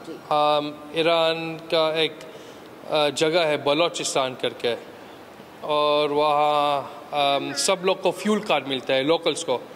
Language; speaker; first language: Hindi; early bilingual, heritage; Hindi